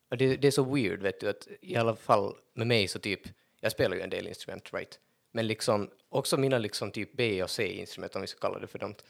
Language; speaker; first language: Swedish; native; Swedish